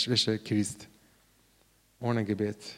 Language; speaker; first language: German; non-native, learner; Persian